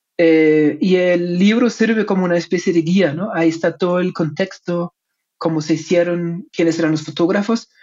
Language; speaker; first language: Spanish; non-native, fluent; German